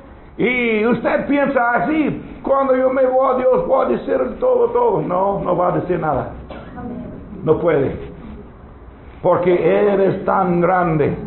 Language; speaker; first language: Spanish; non-native, learner; English